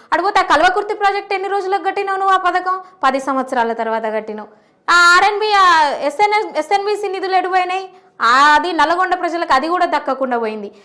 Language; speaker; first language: Telugu; native; Telugu